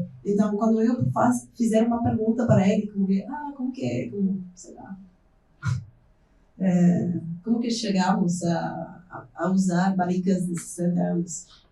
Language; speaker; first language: Portuguese; non-native, fluent; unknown